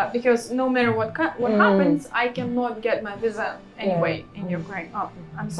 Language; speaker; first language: English; non-native, fluent; Ukrainian